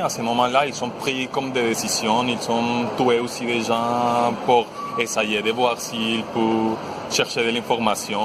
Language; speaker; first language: French; non-native, fluent; Spanish